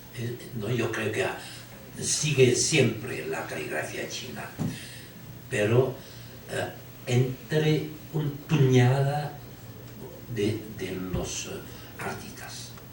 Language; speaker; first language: Spanish; non-native, learner; Chinese